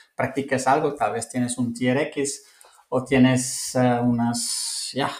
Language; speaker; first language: Spanish; non-native, fluent; English